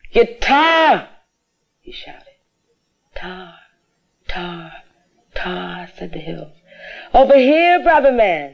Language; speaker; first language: English; native; English